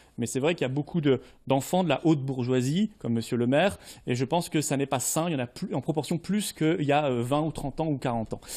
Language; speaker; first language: French; native; French